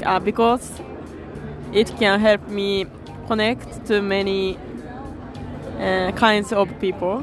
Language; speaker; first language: English; non-native, learner; Japanese